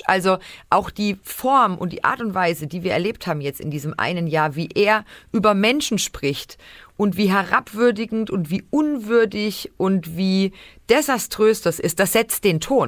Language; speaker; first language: German; native; German